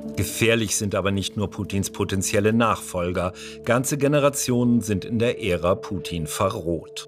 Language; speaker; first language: German; native; German